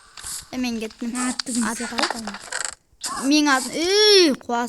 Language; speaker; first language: Kazakh; native; Kazakh